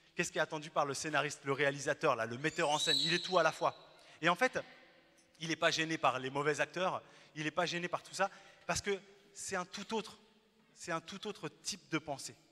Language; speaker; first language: French; native; French